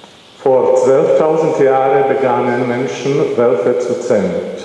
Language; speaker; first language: German; non-native, learner; Czech